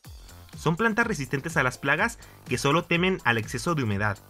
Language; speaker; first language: Spanish; native; Spanish